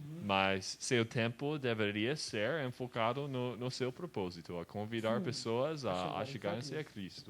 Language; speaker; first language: Portuguese; non-native, learner; English